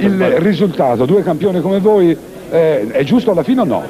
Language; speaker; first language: Italian; native; Italian